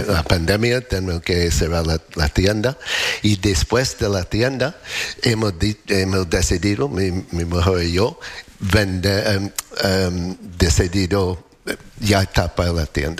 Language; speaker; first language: Spanish; non-native, fluent; English